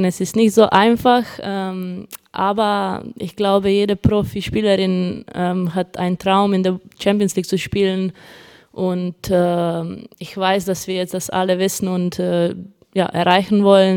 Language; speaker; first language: German; non-native, fluent; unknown